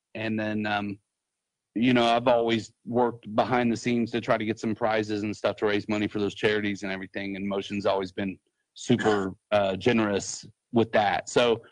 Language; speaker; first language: English; native; English